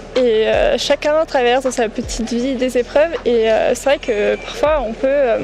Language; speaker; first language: French; native; French